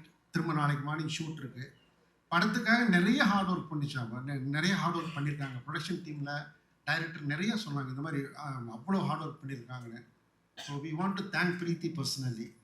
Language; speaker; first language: Tamil; native; Tamil